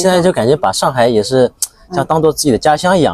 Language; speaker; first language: Chinese; native; Chinese